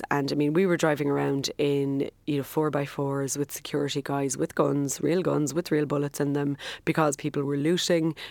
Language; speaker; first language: English; native; English